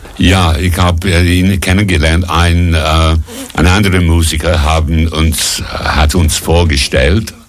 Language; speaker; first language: German; non-native, fluent; English